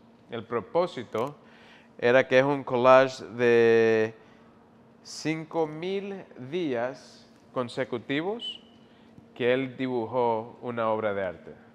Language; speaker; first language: Spanish; early bilingual, heritage; Spanish